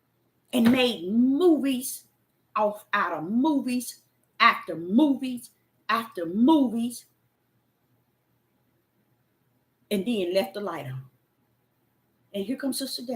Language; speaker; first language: English; native; English